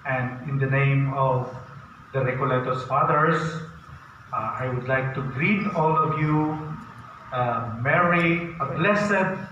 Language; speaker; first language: English; non-native, local second language; Filipino